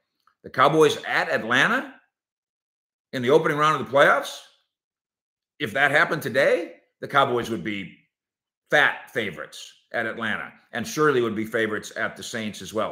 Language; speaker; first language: English; native; English